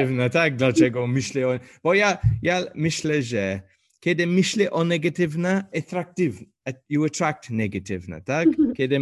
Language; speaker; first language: Polish; non-native, learner; English